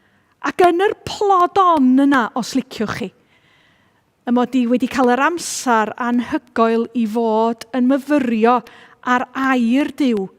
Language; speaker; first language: Welsh; native; Welsh